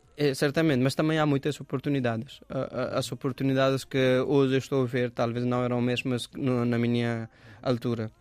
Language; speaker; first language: Portuguese; non-native, fluent; Hindi